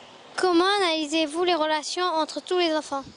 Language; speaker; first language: French; native; French